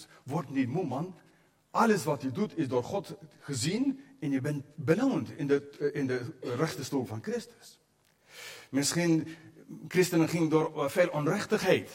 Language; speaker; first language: Dutch; non-native, fluent; English